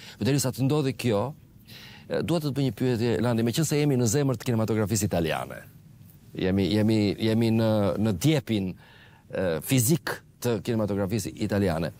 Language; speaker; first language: Albanian; native; Albanian